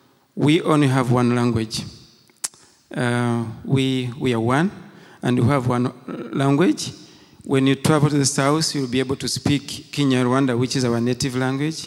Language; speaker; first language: English; non-native, local second language; Kinyarwanda